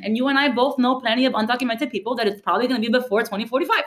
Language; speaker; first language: English; early bilingual, other home language; Spanish